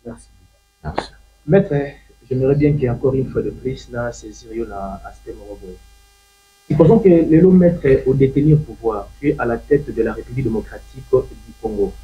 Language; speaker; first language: French; non-native, local second language; Lingala